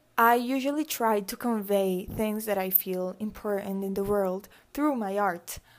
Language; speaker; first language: English; early bilingual, other home language; Spanish